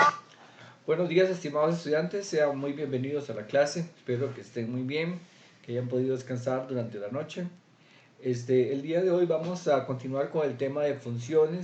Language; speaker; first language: Spanish; native; Spanish